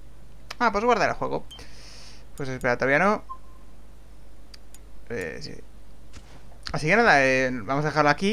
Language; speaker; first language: Spanish; native; Spanish